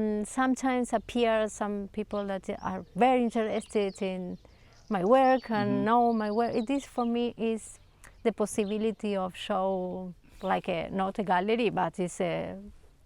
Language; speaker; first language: English; non-native, learner; Spanish